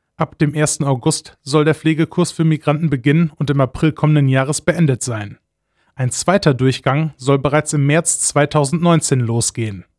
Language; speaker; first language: German; native; German